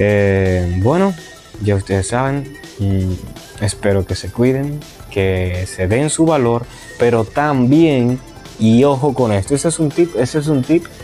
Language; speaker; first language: Spanish; native; Spanish